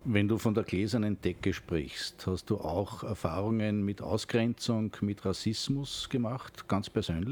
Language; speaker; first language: German; native; German